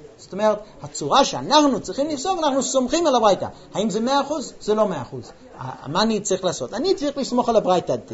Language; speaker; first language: Hebrew; non-native, fluent; English